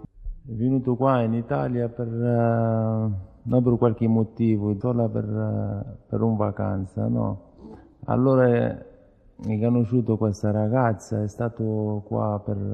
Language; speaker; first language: Italian; non-native, learner; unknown